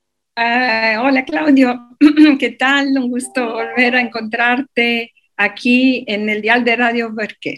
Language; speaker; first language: Spanish; non-native, fluent; Italian